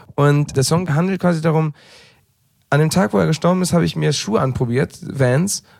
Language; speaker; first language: German; early bilingual, heritage; German